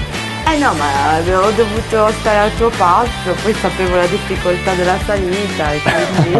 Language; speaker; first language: Italian; native; Italian